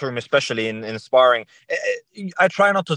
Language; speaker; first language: English; native; English